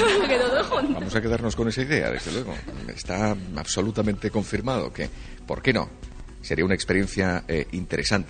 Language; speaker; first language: Spanish; native; Spanish